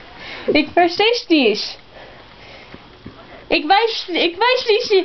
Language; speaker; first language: German; non-native, learner; English